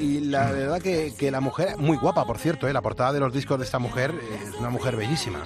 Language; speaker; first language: Spanish; native; Spanish